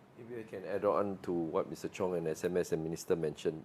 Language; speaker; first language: English; non-native, local second language; Malay